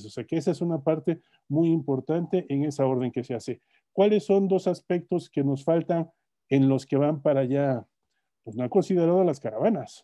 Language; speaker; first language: Spanish; native; Spanish